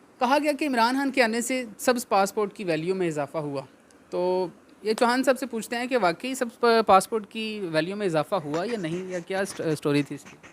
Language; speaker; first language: Urdu; non-native, local second language; Punjabi